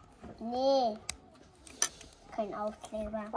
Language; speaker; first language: German; early bilingual, other home language; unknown